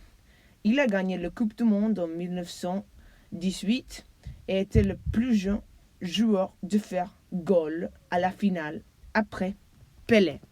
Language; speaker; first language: French; non-native, learner; English